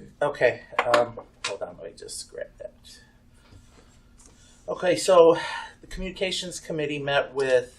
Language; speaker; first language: English; native; English